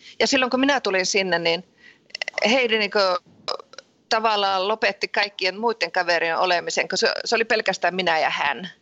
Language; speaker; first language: Finnish; early bilingual, heritage; Finnish